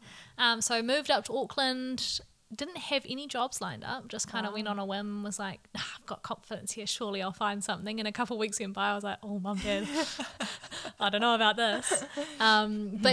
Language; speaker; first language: English; native; English